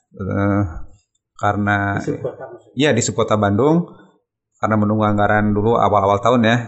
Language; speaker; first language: Indonesian; native; Indonesian